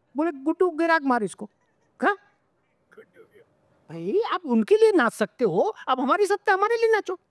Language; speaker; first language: Hindi; native; Hindi